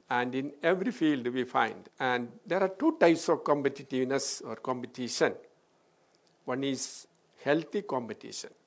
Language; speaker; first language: English; non-native, local second language; Malayalam